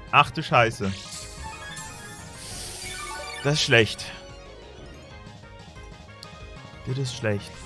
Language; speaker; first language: German; native; German